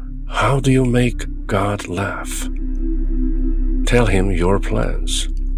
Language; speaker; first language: English; non-native, fluent; Korean